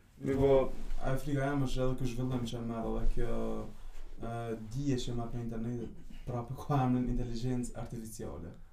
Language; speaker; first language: Albanian; native; Albanian